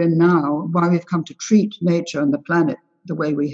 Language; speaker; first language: English; native; English